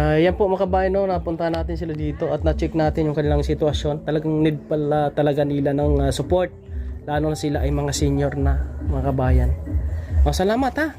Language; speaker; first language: Filipino; native; Filipino